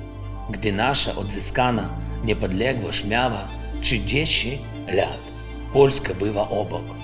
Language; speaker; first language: Polish; non-native, learner; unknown